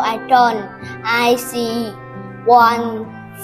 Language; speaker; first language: English; non-native, learner; Vietnamese